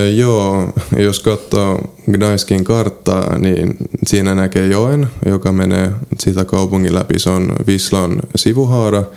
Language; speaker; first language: Finnish; early bilingual, other home language; Polish